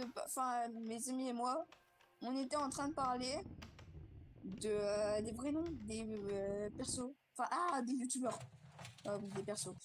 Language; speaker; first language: French; native; French